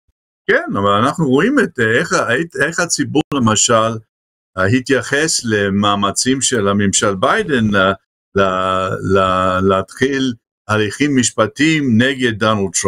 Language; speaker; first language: Hebrew; non-native, fluent; English